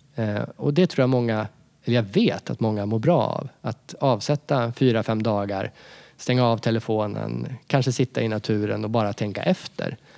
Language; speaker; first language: Swedish; native; Swedish